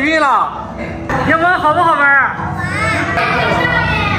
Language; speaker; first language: Chinese; native; Chinese